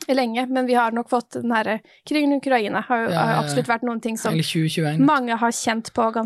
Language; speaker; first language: Norwegian; native; Norwegian